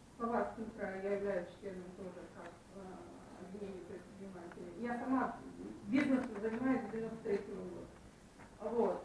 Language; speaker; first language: Russian; native; Russian